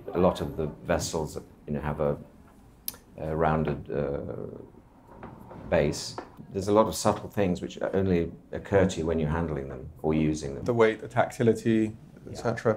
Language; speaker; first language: English; native; English